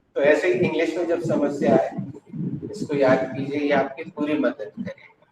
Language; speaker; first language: Hindi; native; Hindi